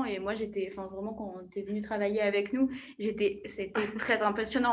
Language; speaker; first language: French; native; French